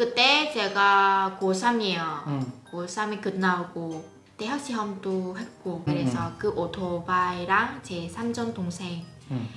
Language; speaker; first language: Korean; non-native, learner; Vietnamese